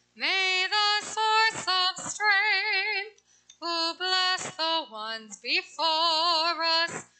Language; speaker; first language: English; native; English